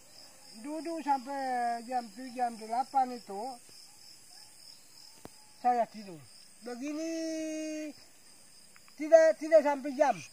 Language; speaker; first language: Indonesian; non-native, local second language; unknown